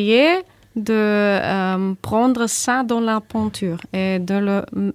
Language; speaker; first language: French; non-native, learner; German